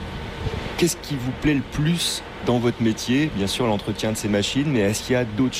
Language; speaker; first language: French; native; French